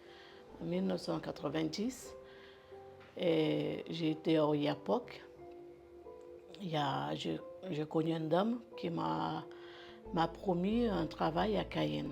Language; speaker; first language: French; non-native, learner; Portuguese